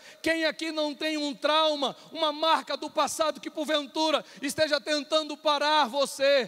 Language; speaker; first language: Portuguese; native; Portuguese